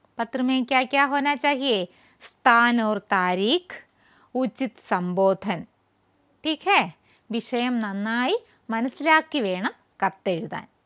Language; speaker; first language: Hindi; non-native, local second language; Malayalam